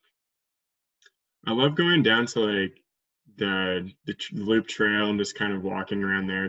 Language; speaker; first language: English; native; English